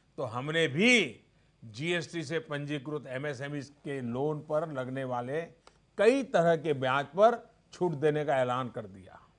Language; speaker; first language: Hindi; non-native, local second language; Gujarati